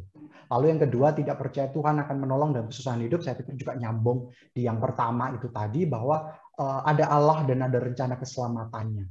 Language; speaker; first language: Indonesian; native; Indonesian